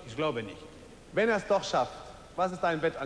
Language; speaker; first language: German; native; German